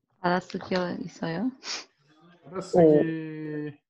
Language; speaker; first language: Korean; non-native, learner; Spanish